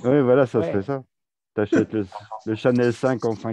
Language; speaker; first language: French; native; French